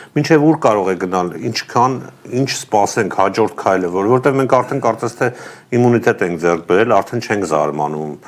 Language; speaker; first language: Armenian; native; Armenian